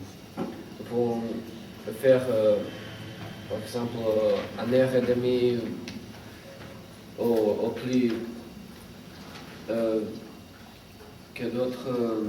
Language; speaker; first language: French; non-native, learner; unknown